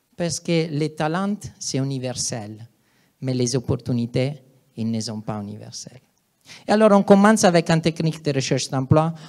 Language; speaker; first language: French; non-native, fluent; Italian